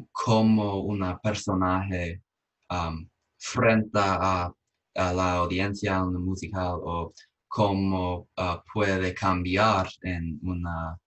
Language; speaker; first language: Spanish; non-native, fluent; English